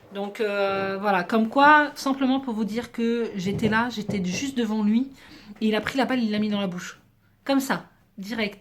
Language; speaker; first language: French; native; French